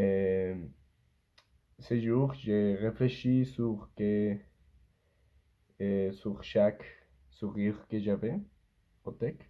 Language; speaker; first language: French; non-native, learner; Spanish